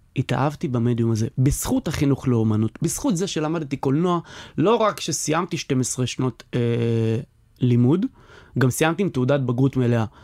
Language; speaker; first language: Hebrew; native; Hebrew